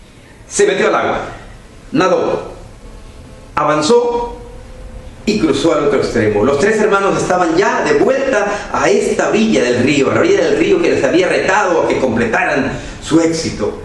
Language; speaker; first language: Spanish; native; Spanish